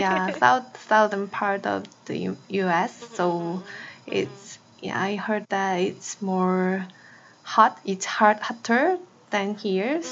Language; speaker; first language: English; non-native, fluent; Korean